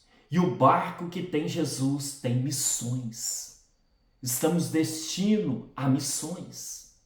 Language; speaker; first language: Portuguese; native; Portuguese